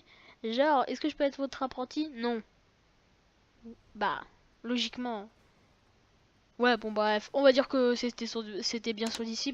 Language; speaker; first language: French; native; French